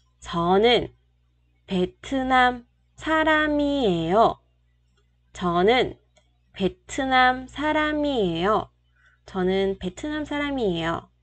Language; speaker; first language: Korean; non-native, fluent; Vietnamese